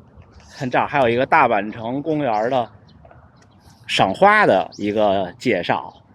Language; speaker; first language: Chinese; native; Chinese